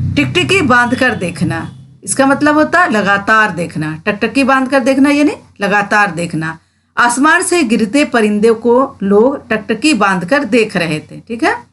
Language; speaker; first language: Urdu; native; Urdu